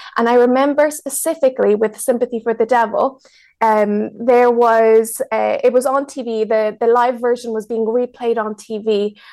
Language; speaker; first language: English; early bilingual, other home language; Spanish